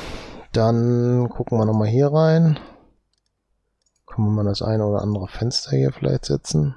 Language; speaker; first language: German; native; German